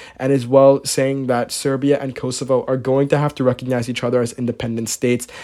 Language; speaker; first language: English; native; English